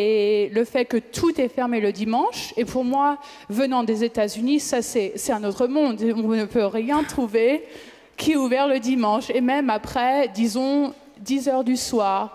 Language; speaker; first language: French; non-native, fluent; English